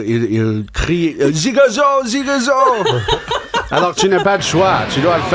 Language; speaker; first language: French; non-native, local second language; English